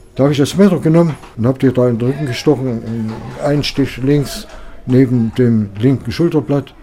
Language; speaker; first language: German; native; German